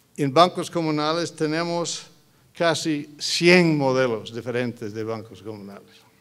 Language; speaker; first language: Spanish; non-native, fluent; English